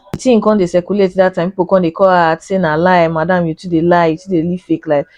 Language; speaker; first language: Nigerian Pidgin; native; Nigerian Pidgin